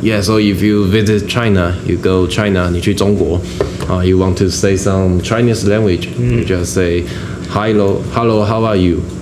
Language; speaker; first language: English; non-native, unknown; Chinese